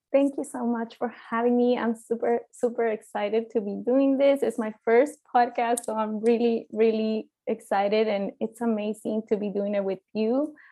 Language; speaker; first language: English; early bilingual, other home language; Spanish